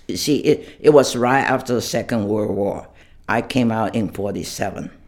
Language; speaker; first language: English; non-native, fluent; Chinese